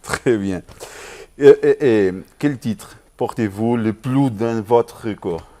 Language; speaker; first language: French; non-native, learner; Portuguese